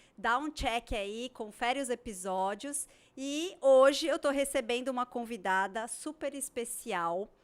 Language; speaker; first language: Portuguese; native; Portuguese